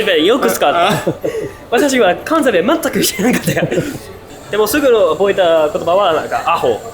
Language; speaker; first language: Japanese; non-native, learner; English